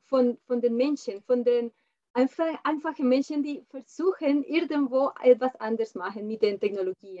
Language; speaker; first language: German; non-native, fluent; Spanish